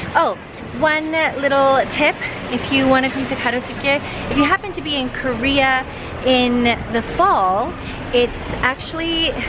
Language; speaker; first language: English; native; English